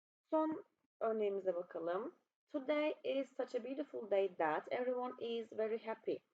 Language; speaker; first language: English; non-native, fluent; Turkish